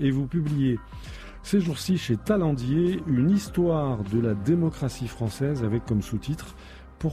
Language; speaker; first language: French; native; French